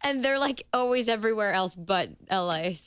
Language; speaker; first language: English; native; English